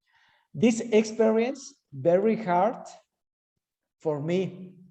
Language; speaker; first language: English; non-native, learner; Spanish